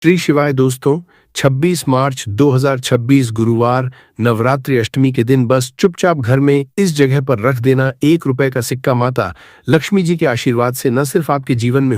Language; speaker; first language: Hindi; native; Hindi